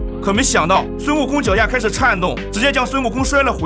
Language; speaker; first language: Chinese; native; Chinese